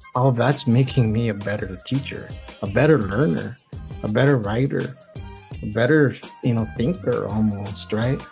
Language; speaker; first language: English; early bilingual, other home language; Spanish